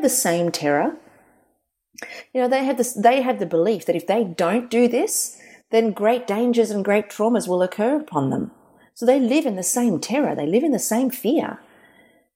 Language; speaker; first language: English; native; English